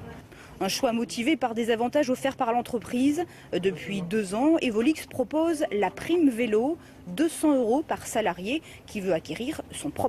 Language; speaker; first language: French; native; French